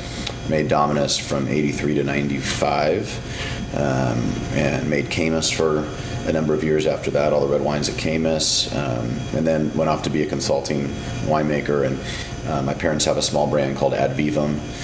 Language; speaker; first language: English; native; English